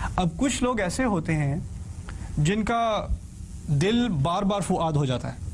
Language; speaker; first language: Urdu; early bilingual, heritage; Urdu